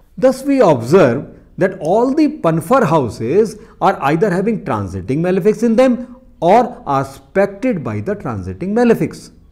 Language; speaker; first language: English; non-native, local second language; Hindi